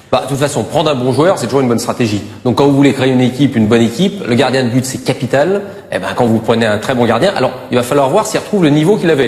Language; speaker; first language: French; native; French